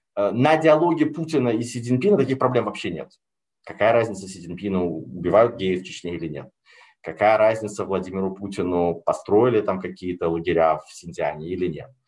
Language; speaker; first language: Russian; native; Russian